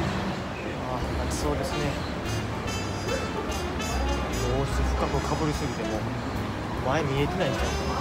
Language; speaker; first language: Japanese; native; Japanese